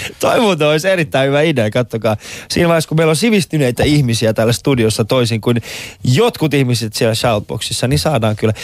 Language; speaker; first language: Finnish; non-native, fluent; Persian